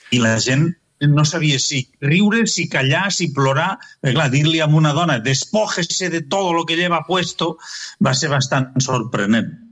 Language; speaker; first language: Catalan; native; Catalan